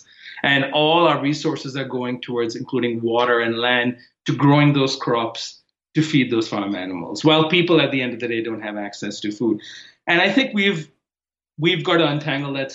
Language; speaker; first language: English; non-native, local second language; Hindi